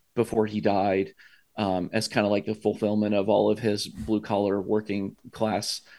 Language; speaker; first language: English; native; English